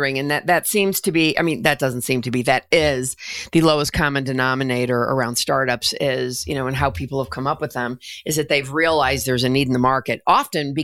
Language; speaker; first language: English; native; English